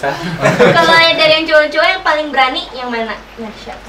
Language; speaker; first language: Indonesian; native; Indonesian